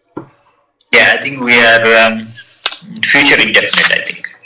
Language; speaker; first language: English; non-native, learner; Telugu